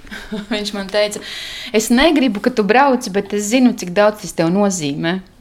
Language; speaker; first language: Latvian; native; Latvian